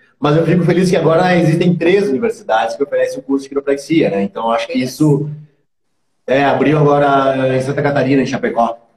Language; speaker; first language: Portuguese; native; Portuguese